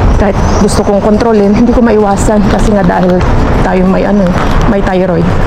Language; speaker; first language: Filipino; native; Filipino